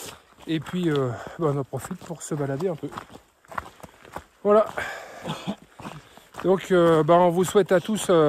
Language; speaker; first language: French; native; French